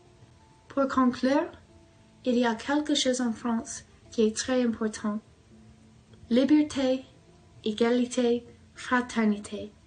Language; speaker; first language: French; non-native, learner; English